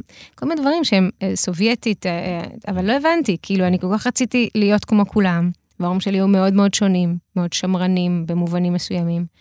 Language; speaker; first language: Hebrew; early bilingual, other home language; Russian